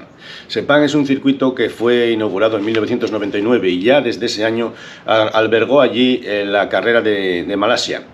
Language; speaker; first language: Spanish; native; Spanish